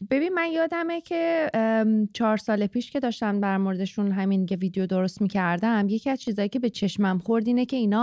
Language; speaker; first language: Persian; native; Persian